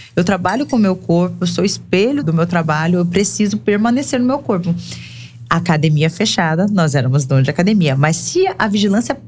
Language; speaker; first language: Portuguese; native; Portuguese